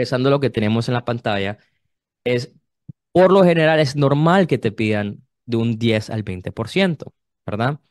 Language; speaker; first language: Spanish; early bilingual, heritage; Spanish